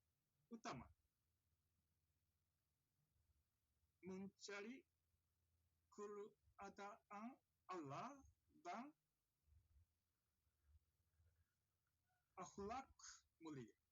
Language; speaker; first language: Indonesian; non-native, learner; Japanese